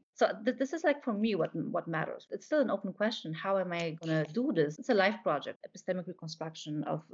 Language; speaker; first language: English; non-native, fluent; Polish